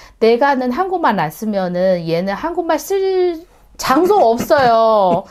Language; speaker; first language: Korean; non-native, learner; Chinese